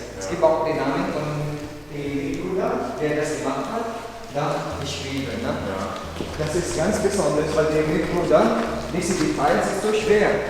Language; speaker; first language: German; non-native, learner; Filipino